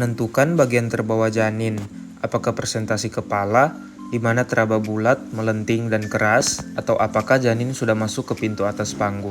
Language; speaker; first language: Indonesian; native; Indonesian